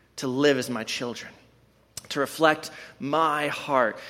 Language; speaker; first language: English; native; English